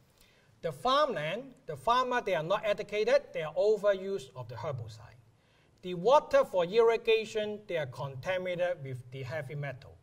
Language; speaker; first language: English; non-native, local second language; Cantonese